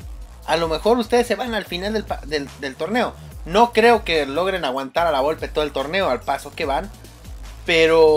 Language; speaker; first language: Spanish; native; Spanish